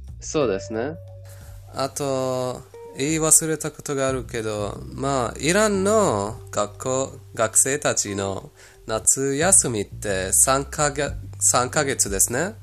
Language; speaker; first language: Japanese; non-native, fluent; Persian